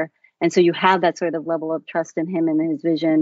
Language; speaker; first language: English; native; English